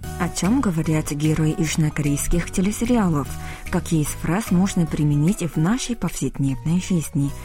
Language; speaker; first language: Russian; non-native, local second language; Korean